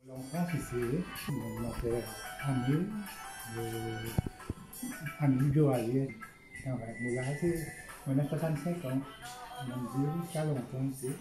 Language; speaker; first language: French; non-native, local second language; Morisyen